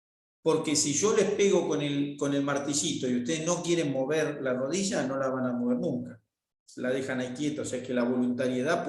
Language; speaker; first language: Spanish; native; Spanish